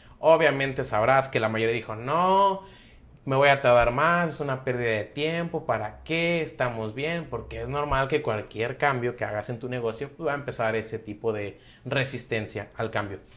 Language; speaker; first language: Spanish; native; Spanish